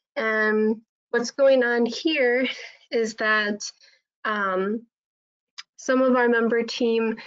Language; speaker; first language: English; native; English